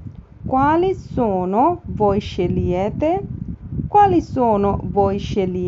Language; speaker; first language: Italian; non-native, fluent; Bangla